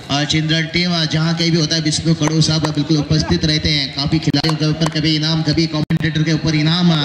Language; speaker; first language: Hindi; non-native, local second language; Marathi